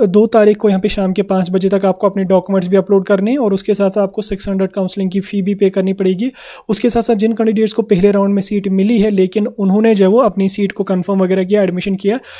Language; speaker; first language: Hindi; non-native, local second language; Kashmiri